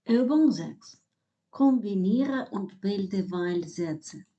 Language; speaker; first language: German; non-native, fluent; Ukrainian